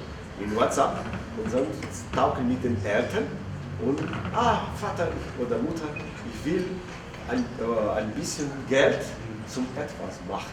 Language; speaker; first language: German; non-native, learner; Portuguese